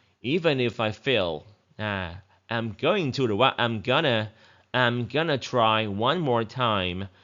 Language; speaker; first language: English; non-native, fluent; Thai